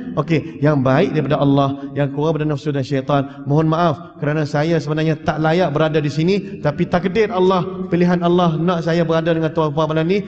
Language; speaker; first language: Malay; early bilingual, heritage; Malay